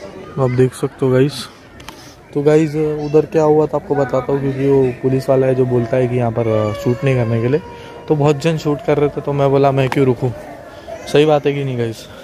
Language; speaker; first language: Hindi; native; Hindi